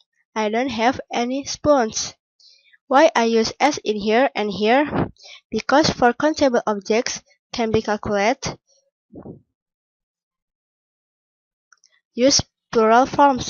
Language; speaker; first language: English; non-native, learner; Indonesian